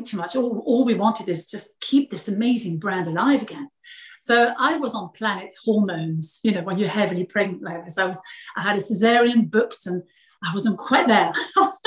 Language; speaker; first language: English; non-native, fluent; French